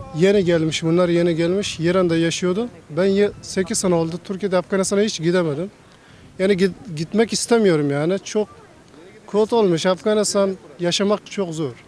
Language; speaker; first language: Turkish; non-native, learner; Persian